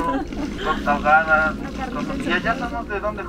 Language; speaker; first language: Spanish; native; Spanish